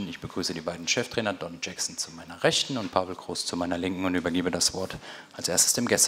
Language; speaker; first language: German; native; German